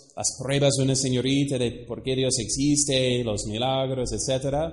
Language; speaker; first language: Spanish; non-native, fluent; English